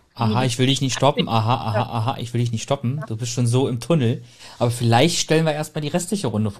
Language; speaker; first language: German; native; German